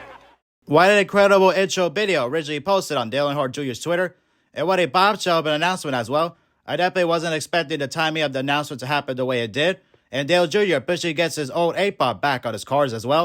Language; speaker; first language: English; native; English